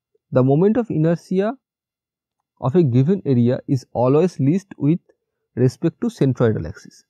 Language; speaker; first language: English; non-native, local second language; Bangla